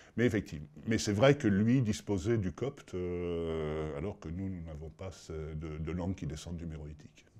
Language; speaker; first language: French; native; French